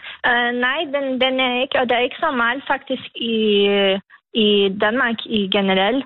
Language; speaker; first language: Danish; non-native, learner; Lithuanian